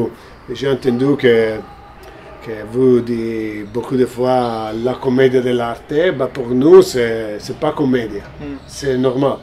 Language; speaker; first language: French; non-native, learner; Italian